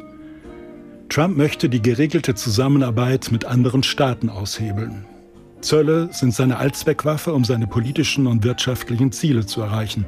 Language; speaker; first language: German; native; German